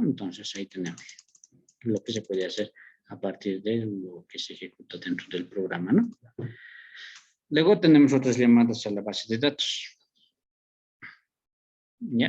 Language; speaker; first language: Spanish; native; Spanish